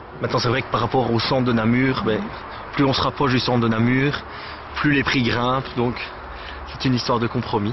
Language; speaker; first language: French; native; French